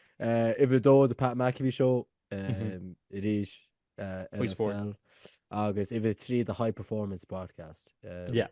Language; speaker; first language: Irish; native; Irish